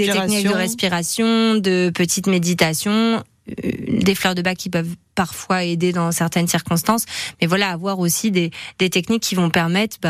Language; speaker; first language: French; native; French